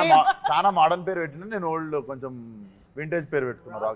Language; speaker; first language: Telugu; native; Telugu